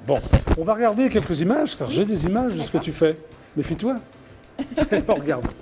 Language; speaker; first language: French; native; French